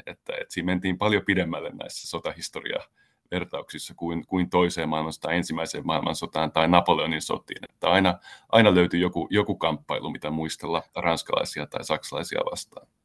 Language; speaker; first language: Finnish; native; Finnish